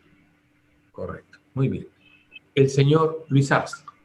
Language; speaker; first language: Spanish; native; Spanish